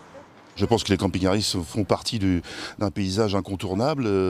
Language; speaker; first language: French; native; French